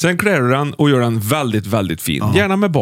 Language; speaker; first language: Swedish; native; Swedish